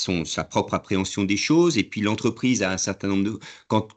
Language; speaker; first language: French; native; French